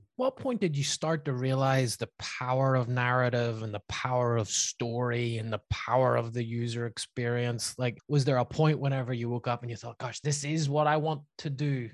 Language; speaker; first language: English; native; English